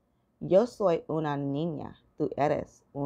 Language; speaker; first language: Spanish; non-native, learner; English